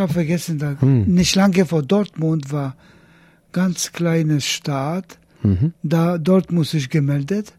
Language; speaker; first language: German; non-native, learner; Polish